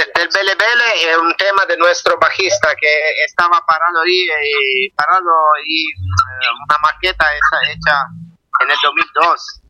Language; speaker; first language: Spanish; non-native, fluent; Italian